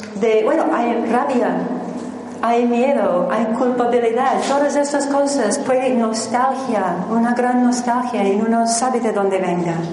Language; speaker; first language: Spanish; non-native, fluent; English